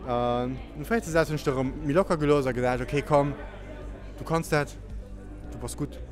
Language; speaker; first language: German; non-native, local second language; Luxembourgish